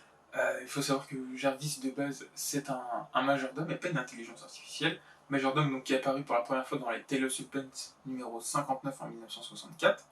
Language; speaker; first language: French; native; French